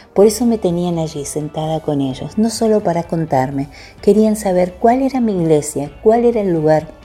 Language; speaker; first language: Spanish; native; Spanish